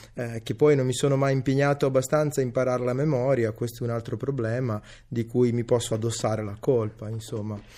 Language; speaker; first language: Italian; early bilingual, other home language; Serbian